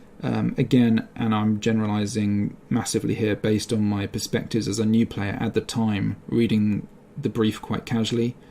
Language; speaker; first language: English; native; English